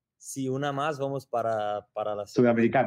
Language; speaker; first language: Spanish; non-native, learner; Portuguese